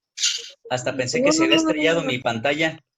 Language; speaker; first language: Spanish; native; Spanish